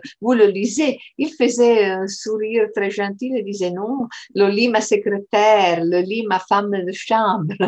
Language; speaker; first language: French; non-native, fluent; Italian